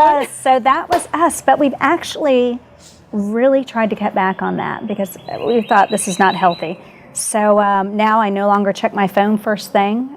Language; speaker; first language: English; native; English